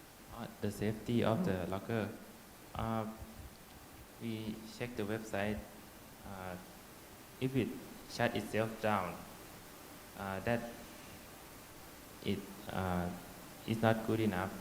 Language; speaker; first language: English; non-native, learner; Thai